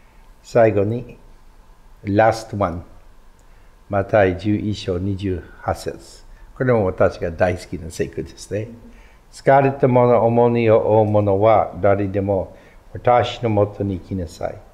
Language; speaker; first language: Japanese; non-native, fluent; English